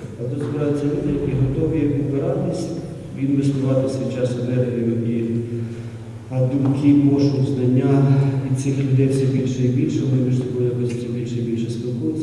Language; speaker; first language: Ukrainian; native; Ukrainian